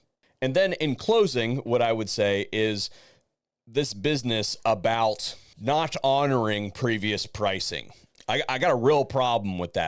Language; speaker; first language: English; native; English